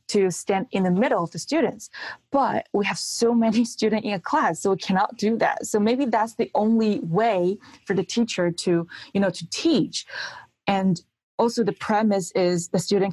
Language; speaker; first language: English; non-native, fluent; Chinese